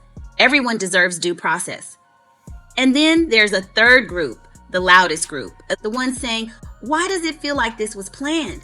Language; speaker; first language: English; native; English